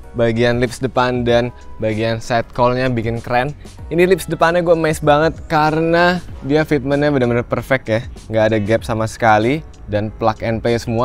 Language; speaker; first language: Indonesian; native; Indonesian